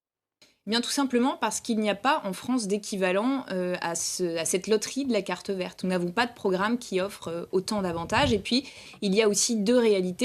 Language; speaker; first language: French; native; French